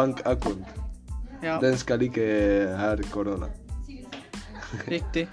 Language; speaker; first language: Norwegian; non-native, learner; Spanish